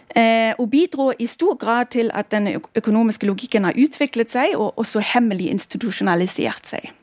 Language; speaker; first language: Norwegian; non-native, fluent; German